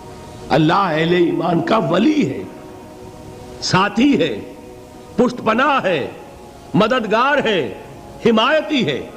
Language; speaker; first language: Urdu; native; Urdu